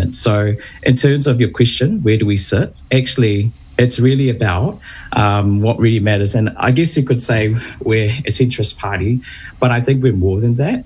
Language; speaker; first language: English; native; English